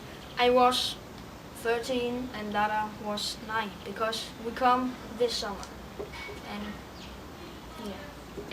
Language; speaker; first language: English; non-native, learner; Danish